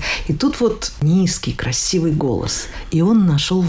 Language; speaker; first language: Russian; native; Russian